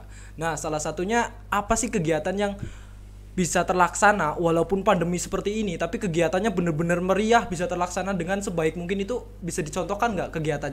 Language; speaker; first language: Indonesian; native; Indonesian